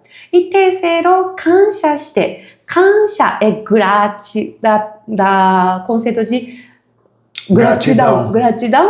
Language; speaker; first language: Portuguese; non-native, fluent; Japanese